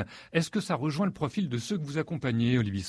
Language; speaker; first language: French; native; French